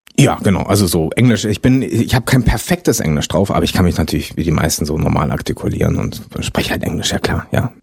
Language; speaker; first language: German; native; German